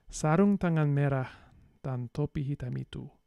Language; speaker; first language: Indonesian; non-native, learner; English